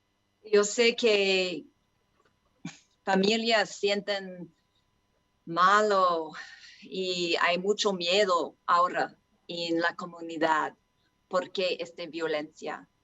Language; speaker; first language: Spanish; non-native, learner; English